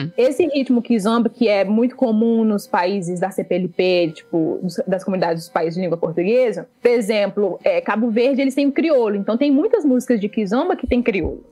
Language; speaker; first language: Portuguese; early bilingual, other home language; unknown